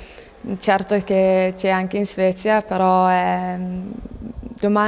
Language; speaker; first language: Italian; non-native, fluent; Swedish